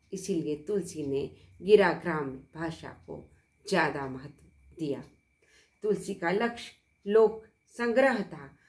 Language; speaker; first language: Hindi; native; Hindi